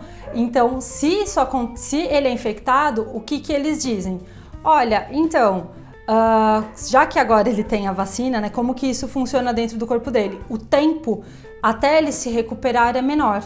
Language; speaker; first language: Portuguese; native; Portuguese